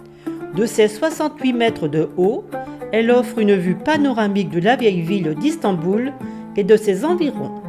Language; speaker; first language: French; native; French